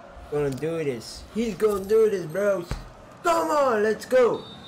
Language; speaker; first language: English; non-native, learner; Dutch